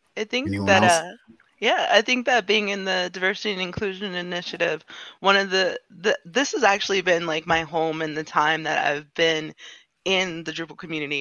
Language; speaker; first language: English; native; English